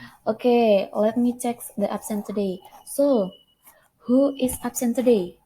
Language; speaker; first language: English; non-native, learner; Indonesian